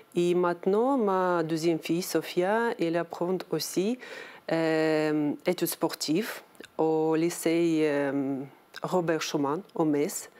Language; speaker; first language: French; non-native, learner; Ukrainian